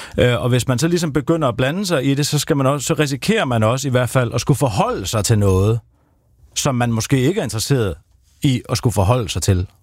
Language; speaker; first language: Danish; native; Danish